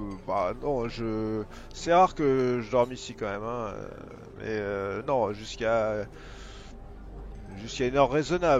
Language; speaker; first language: French; native; French